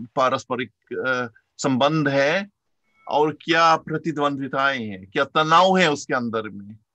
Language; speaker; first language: Hindi; non-native, fluent; German